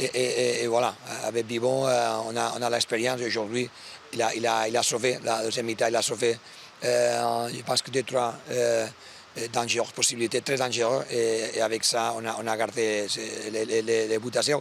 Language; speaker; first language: French; non-native, learner; Spanish